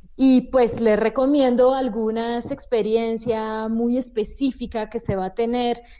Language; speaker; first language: Spanish; non-native, fluent; French